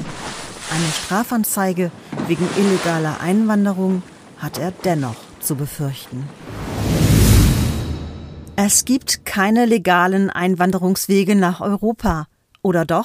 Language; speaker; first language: German; native; German